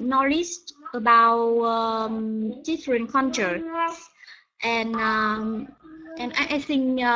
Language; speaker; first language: English; non-native, learner; Vietnamese